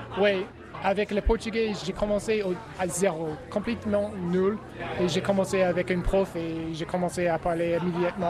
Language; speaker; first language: French; non-native, learner; English